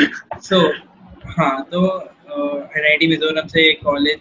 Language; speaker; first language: Hindi; native; Hindi